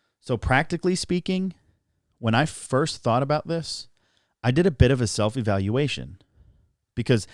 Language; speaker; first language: English; native; English